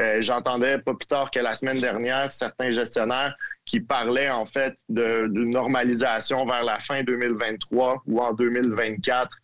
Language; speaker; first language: French; native; French